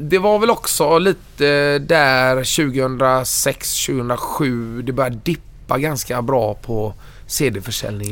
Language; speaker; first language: Swedish; native; Swedish